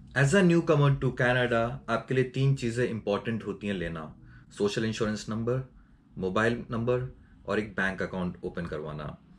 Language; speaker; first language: Hindi; native; Hindi